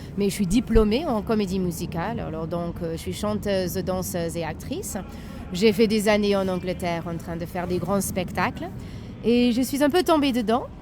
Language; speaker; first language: French; non-native, fluent; English